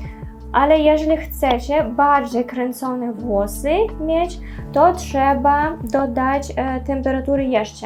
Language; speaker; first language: Polish; non-native, learner; Russian